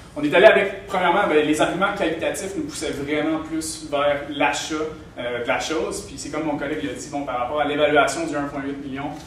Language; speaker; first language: French; native; French